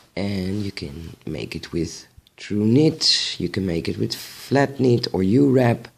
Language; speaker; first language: English; non-native, fluent; Dutch